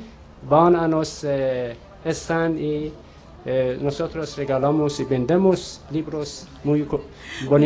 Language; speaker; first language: Spanish; non-native, learner; Persian